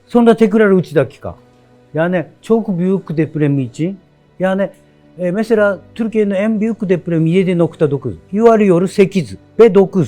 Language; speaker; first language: Turkish; non-native, learner; Japanese